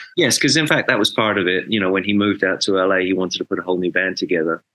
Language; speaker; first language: English; native; English